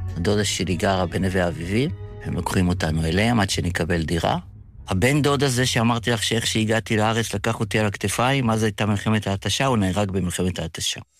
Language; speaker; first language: Hebrew; early bilingual, other home language; Yiddish